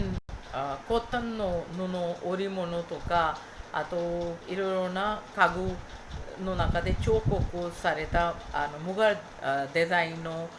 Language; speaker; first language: Japanese; non-native, fluent; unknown